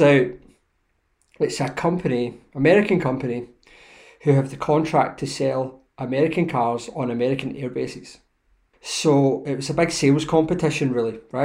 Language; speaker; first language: English; native; English